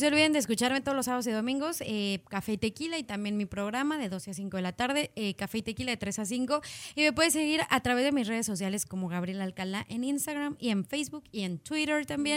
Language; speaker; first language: Spanish; native; Spanish